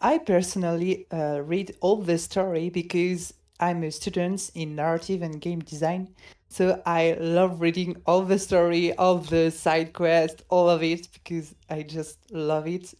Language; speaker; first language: English; non-native, fluent; French